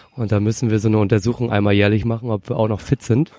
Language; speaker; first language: German; native; German